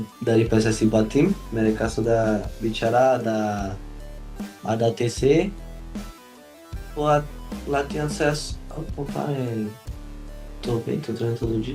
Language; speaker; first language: Indonesian; non-native, learner; Portuguese